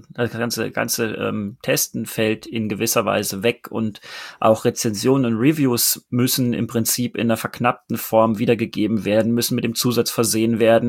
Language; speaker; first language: German; native; German